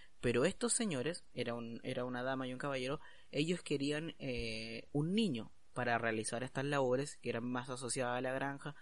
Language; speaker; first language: Spanish; native; Spanish